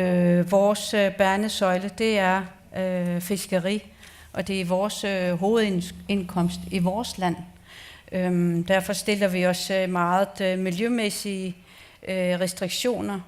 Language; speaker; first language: Danish; non-native, local second language; Kalaallisut